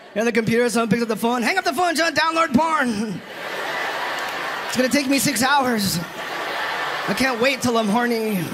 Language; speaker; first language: English; early bilingual, other home language; Filipino